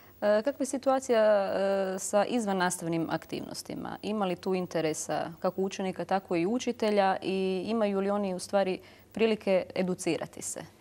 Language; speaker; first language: Croatian; native; Croatian